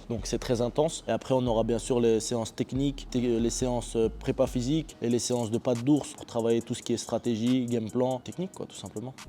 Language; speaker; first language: French; early bilingual, other home language; Chechen